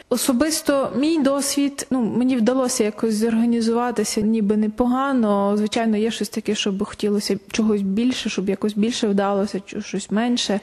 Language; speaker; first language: Ukrainian; native; Ukrainian